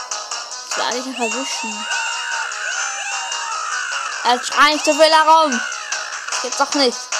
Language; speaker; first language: German; native; German